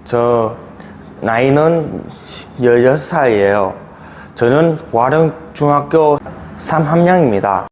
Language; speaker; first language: Korean; non-native, learner; Vietnamese